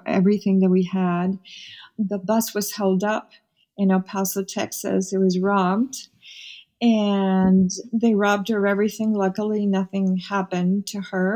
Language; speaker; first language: English; early bilingual, other home language; Spanish